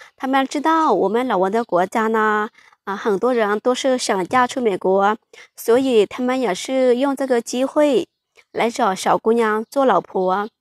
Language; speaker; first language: Chinese; non-native, fluent; Hmong